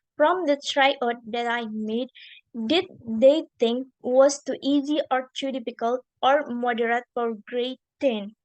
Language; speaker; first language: English; non-native, learner; Indonesian